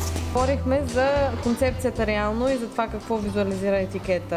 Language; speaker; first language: Bulgarian; native; Bulgarian